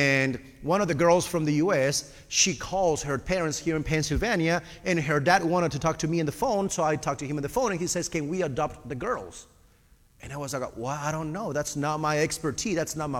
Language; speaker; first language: English; non-native, fluent; Spanish